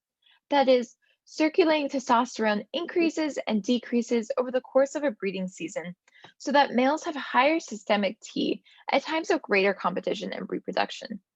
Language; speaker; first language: English; native; English